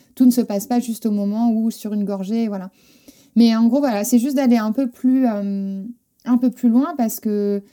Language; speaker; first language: French; non-native, fluent; Spanish